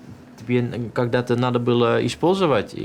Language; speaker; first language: Russian; non-native, learner; Dutch